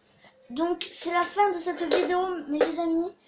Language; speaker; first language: French; native; French